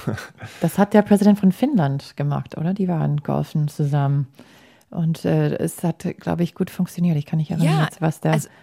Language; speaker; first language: German; non-native, fluent; English